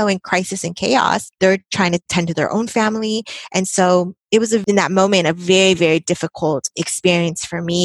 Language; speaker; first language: English; native; English